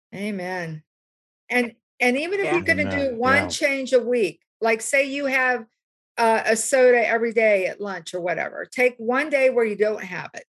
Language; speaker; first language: English; native; English